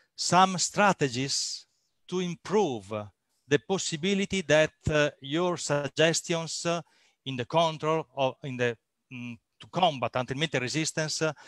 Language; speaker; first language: English; non-native, fluent; Italian